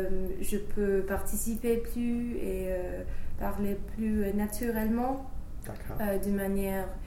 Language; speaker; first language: French; non-native, fluent; English